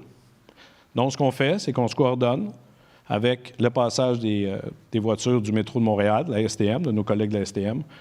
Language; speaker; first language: French; native; French